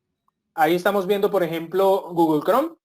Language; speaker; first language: Spanish; native; Spanish